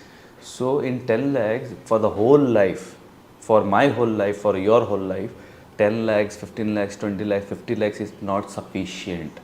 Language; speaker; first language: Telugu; non-native, learner; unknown